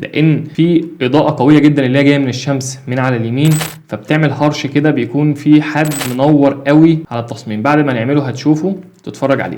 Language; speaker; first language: Arabic; native; Arabic